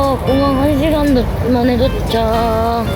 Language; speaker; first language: Korean; native; Korean